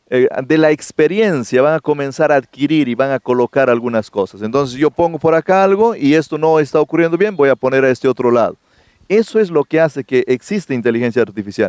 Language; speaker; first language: Spanish; non-native, fluent; Portuguese